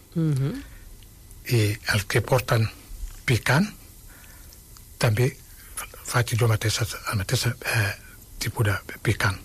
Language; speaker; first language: Catalan; non-native, fluent; Wolof